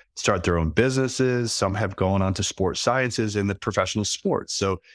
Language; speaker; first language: English; native; English